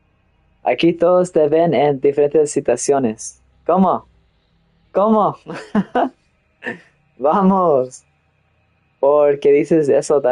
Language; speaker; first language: Spanish; non-native, learner; English